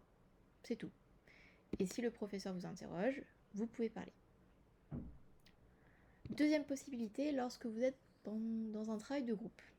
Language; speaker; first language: French; native; French